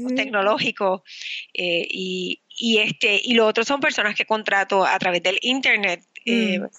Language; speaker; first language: Spanish; native; Spanish